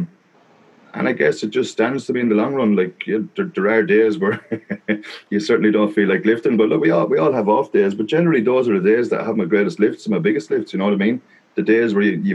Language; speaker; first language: English; native; English